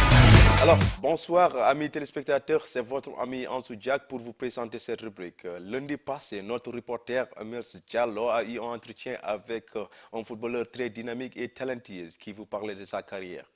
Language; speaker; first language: French; non-native, fluent; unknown